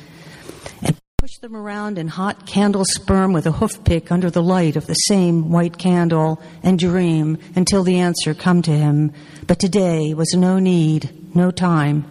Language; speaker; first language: English; native; English